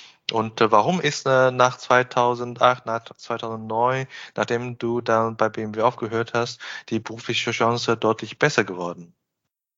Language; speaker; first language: German; non-native, fluent; Chinese